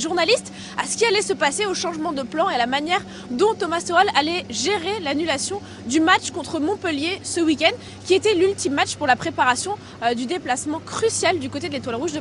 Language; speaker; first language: French; native; French